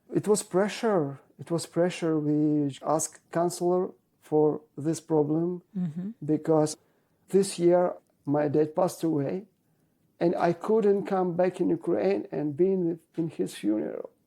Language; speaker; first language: English; non-native, learner; Ukrainian